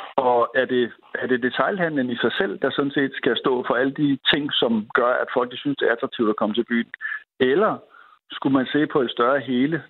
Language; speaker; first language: Danish; native; Danish